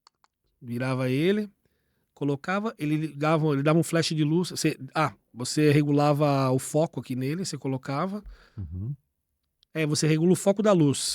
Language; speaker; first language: Portuguese; native; Portuguese